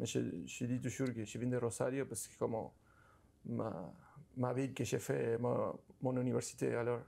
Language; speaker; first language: French; non-native, learner; Spanish